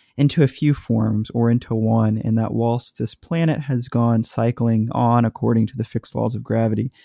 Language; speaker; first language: English; native; English